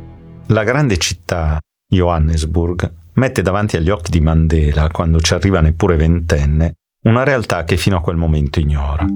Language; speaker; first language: Italian; native; Italian